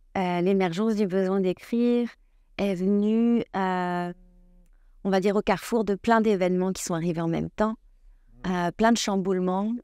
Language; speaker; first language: French; native; French